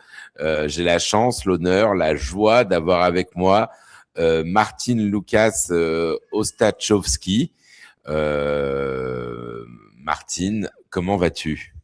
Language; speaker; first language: French; native; French